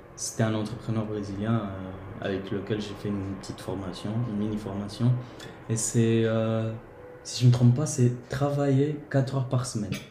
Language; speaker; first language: French; early bilingual, other home language; Portuguese